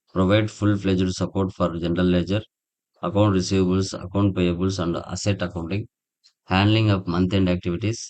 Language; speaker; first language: English; non-native, local second language; Telugu